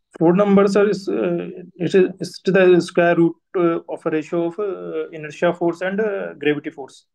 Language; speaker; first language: Hindi; native; Hindi